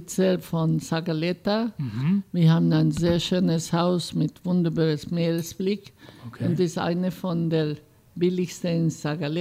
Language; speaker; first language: German; non-native, fluent; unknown